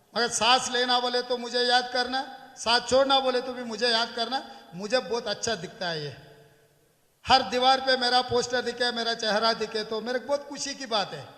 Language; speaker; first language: Hindi; non-native, local second language; Telugu